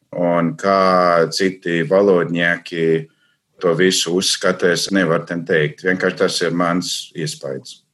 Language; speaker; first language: Latvian; non-native, fluent; English